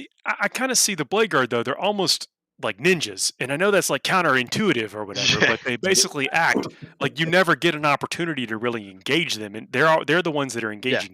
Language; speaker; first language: English; native; English